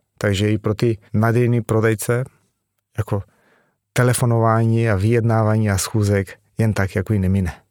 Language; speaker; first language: Czech; non-native, fluent; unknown